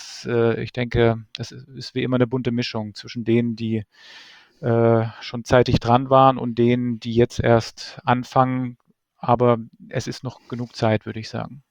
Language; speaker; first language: German; native; German